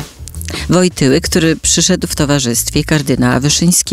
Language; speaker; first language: Polish; native; Polish